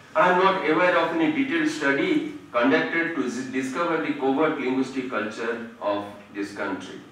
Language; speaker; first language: English; non-native, local second language; Odia